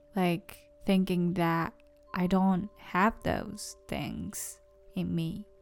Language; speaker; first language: English; non-native, fluent; Japanese